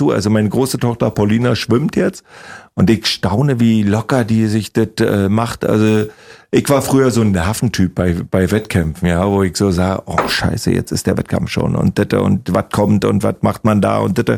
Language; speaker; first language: German; native; German